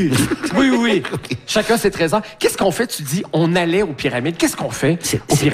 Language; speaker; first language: French; native; French